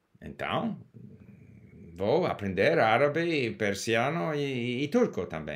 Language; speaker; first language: Portuguese; non-native, learner; English